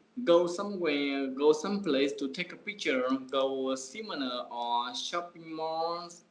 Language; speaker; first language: English; non-native, learner; Vietnamese